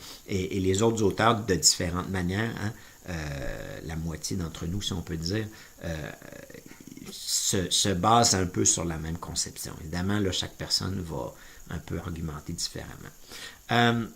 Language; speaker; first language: French; native; French